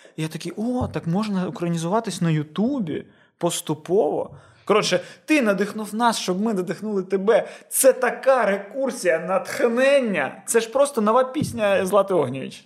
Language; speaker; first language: Ukrainian; non-native, local second language; Russian